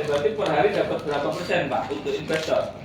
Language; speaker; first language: Indonesian; native; Indonesian